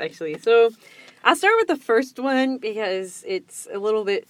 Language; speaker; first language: English; native; English